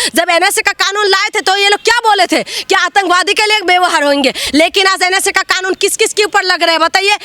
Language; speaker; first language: Hindi; non-native, local second language; Assamese